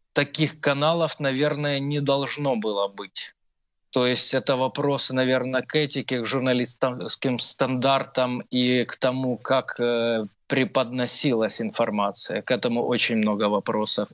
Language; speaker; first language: Russian; non-native, local second language; Ukrainian